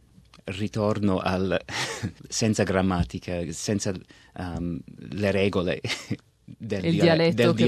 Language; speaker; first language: Italian; early bilingual, heritage; Italian